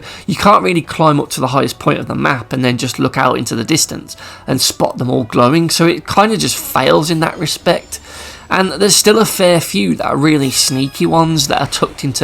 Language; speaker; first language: English; native; English